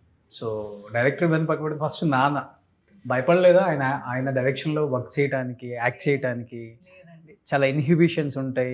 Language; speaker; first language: Telugu; native; Telugu